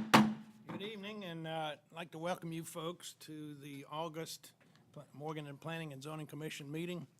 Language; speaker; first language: English; native; English